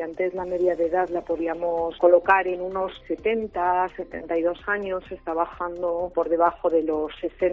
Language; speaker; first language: Spanish; native; Spanish